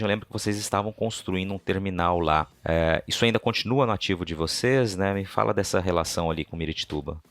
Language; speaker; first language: Portuguese; native; Portuguese